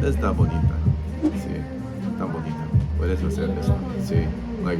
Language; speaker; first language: Spanish; non-native, learner; English